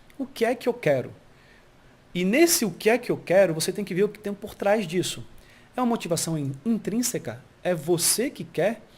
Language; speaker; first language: Portuguese; early bilingual, heritage; Portuguese